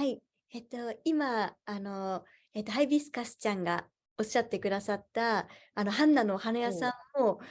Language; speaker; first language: Japanese; native; Japanese